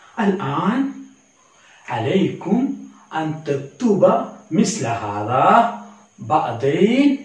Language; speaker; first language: Arabic; non-native, learner; Malayalam